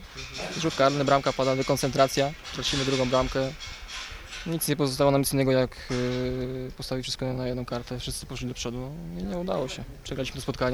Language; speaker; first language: Polish; native; Polish